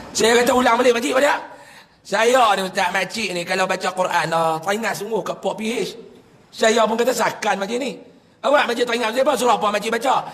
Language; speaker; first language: Malay; native; Malay